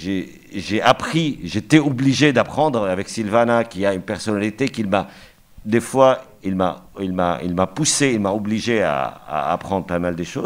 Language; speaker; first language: French; non-native, fluent; Arabic